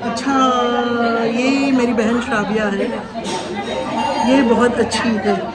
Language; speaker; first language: Hindi; non-native, local second language; Telugu